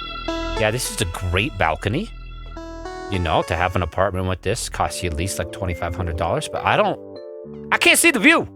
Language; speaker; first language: English; native; English